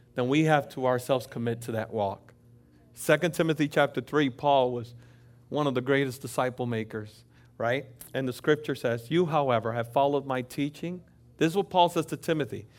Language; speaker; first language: English; native; English